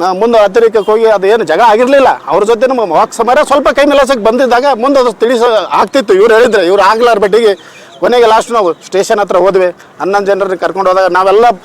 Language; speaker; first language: Kannada; native; Kannada